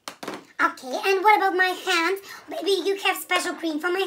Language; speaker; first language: English; non-native, learner; Russian